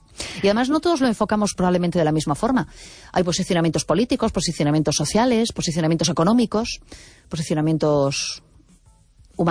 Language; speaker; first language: Spanish; native; Spanish